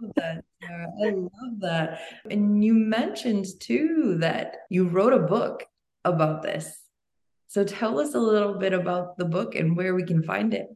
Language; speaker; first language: English; early bilingual, other home language; Albanian